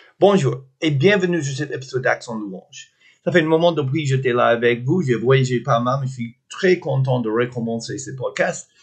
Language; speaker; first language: French; non-native, fluent; English